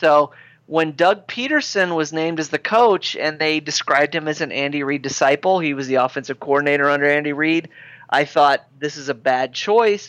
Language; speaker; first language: English; native; English